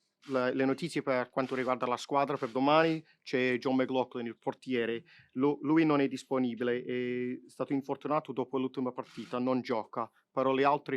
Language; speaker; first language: Italian; non-native, fluent; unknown